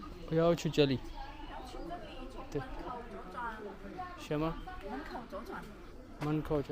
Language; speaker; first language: Chinese; non-native, learner; Urdu